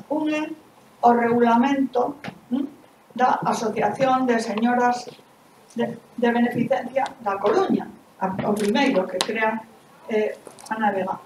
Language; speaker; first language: Galician; non-native, local second language; Spanish